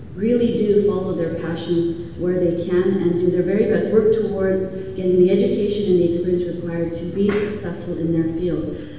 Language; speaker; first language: English; native; English